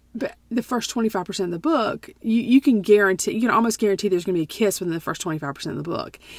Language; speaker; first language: English; native; English